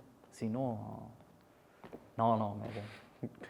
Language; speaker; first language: French; non-native, fluent; Dutch